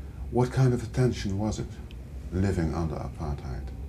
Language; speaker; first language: English; non-native, fluent; Dutch